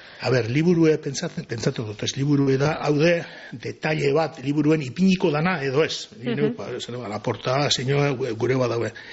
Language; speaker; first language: Basque; native; Basque